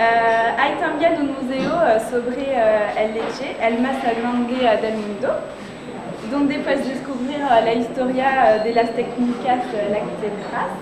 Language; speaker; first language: Spanish; non-native, learner; French